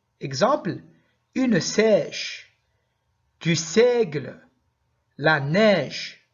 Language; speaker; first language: French; non-native, local second language; Arabic